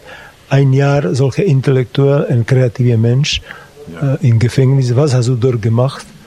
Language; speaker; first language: German; non-native, fluent; Slovak